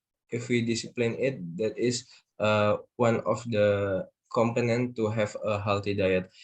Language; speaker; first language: English; non-native, learner; Indonesian